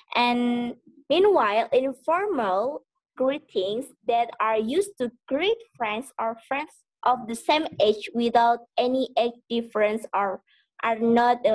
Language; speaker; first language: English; non-native, learner; Indonesian